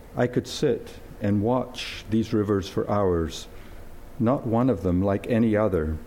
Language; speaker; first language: English; native; English